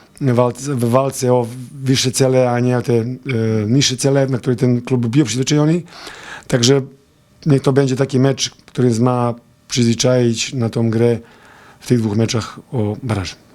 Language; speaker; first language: Polish; non-native, fluent; Serbian